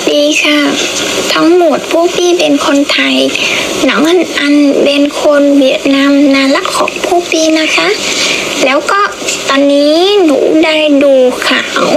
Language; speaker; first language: Thai; non-native, fluent; Vietnamese